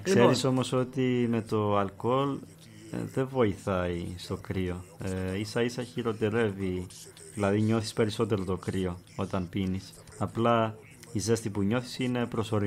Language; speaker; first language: Greek; native; Greek